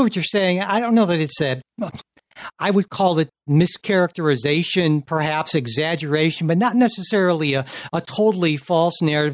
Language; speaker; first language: English; native; English